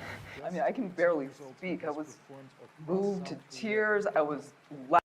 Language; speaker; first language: English; native; English